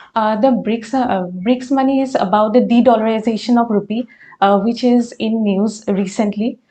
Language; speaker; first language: English; non-native, local second language; Assamese